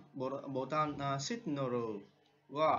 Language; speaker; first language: Japanese; non-native, learner; Vietnamese